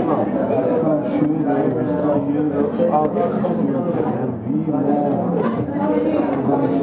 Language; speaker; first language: Norwegian; non-native, learner; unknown